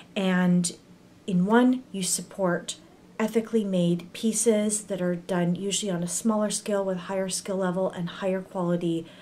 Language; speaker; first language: English; native; English